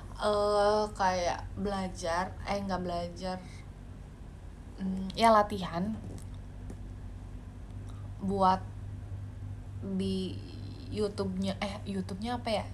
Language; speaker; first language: Indonesian; native; Indonesian